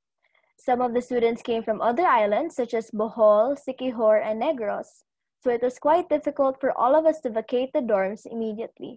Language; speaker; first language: English; non-native, local second language; Cebuano